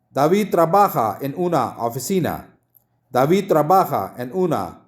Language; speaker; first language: Spanish; non-native, learner; Urdu